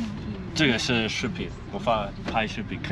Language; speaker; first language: Chinese; non-native, fluent; English